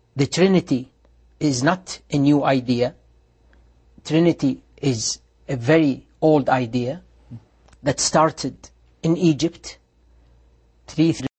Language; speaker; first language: English; non-native, fluent; Arabic